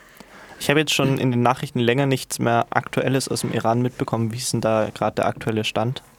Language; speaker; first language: German; native; German